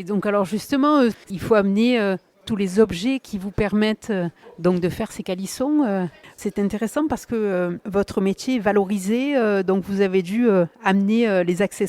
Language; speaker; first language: French; native; French